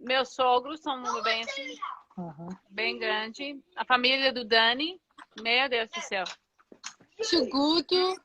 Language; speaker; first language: Portuguese; non-native, fluent; English